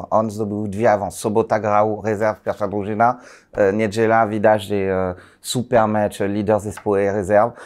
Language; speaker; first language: Polish; non-native, learner; French